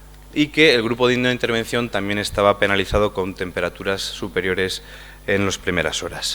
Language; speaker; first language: Spanish; native; Spanish